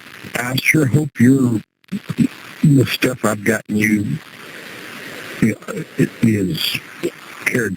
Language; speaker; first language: English; native; English